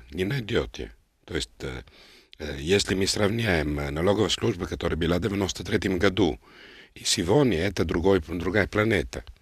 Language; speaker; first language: Russian; non-native, fluent; Italian